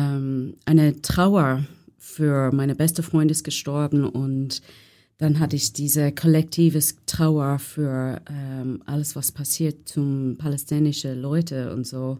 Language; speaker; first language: German; non-native, learner; English